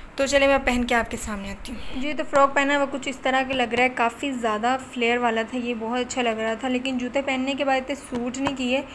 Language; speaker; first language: Urdu; non-native, local second language; Punjabi